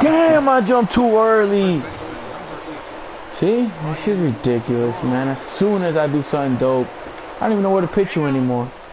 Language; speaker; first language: English; early bilingual, other home language; Spanish